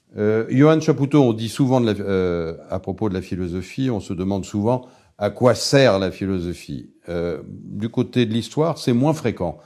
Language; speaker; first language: French; native; French